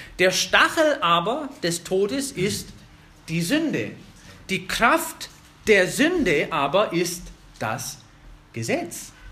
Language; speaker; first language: German; non-native, fluent; English